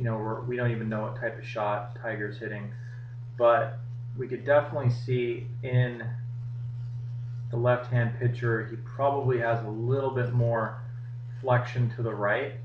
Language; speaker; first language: English; native; English